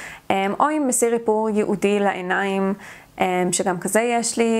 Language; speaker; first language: Hebrew; native; Hebrew